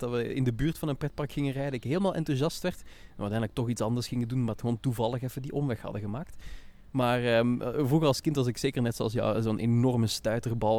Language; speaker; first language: Dutch; native; Dutch